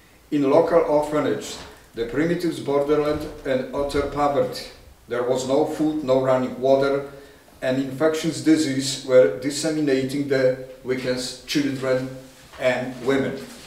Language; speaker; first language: English; non-native, fluent; Polish